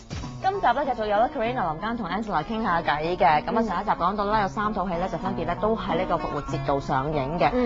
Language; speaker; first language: Cantonese; native; Cantonese